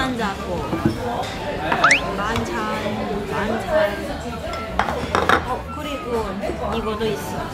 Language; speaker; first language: Korean; non-native, learner; Cantonese